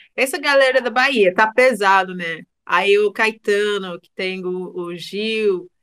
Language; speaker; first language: Portuguese; non-native, fluent; English